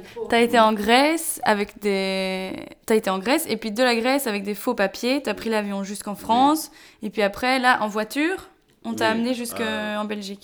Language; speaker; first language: French; native; French